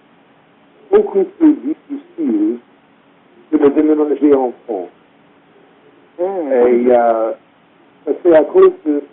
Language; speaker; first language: French; non-native, fluent; English